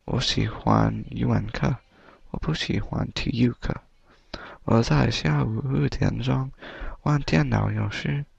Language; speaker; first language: Chinese; non-native, learner; English